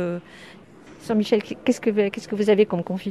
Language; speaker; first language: French; native; French